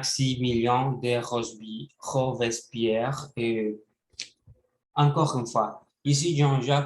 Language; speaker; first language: French; non-native, learner; Spanish